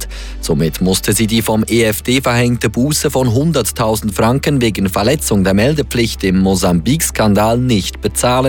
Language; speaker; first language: German; native; German